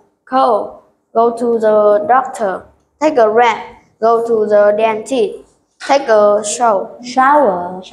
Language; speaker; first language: English; non-native, learner; Vietnamese